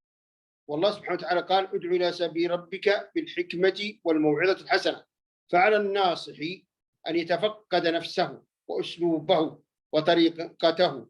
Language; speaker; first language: Arabic; native; Arabic